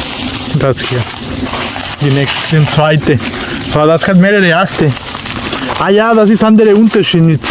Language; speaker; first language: German; non-native, learner; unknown